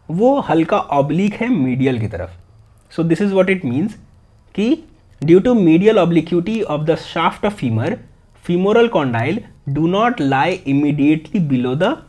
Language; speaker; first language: Hindi; native; Hindi